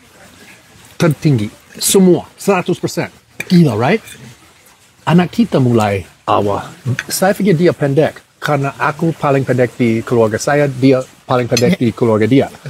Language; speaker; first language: Indonesian; non-native, fluent; English